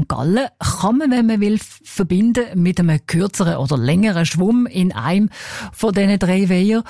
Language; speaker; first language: German; native; German